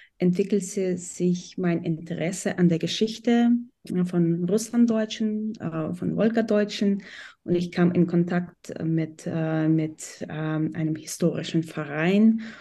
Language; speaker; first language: German; non-native, fluent; Russian